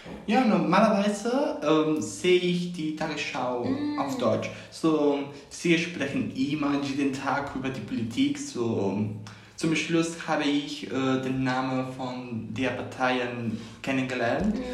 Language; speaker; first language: German; non-native, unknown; Spanish